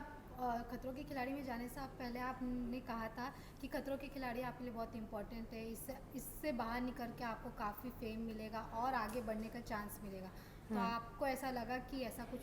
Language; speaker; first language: Hindi; native; Hindi